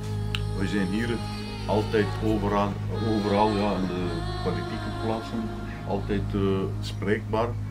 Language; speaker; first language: Dutch; non-native, learner; Russian